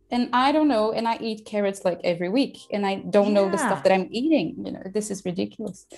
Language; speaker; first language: English; non-native, fluent; Portuguese